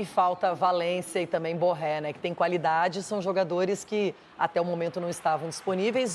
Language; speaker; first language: Portuguese; native; Portuguese